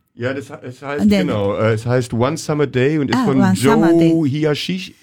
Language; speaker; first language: German; native; German